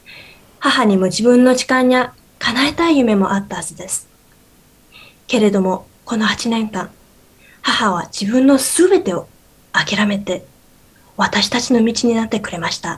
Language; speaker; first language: Japanese; non-native, learner; Korean